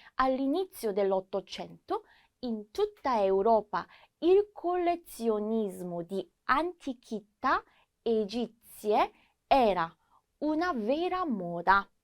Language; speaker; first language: Italian; non-native, fluent; Korean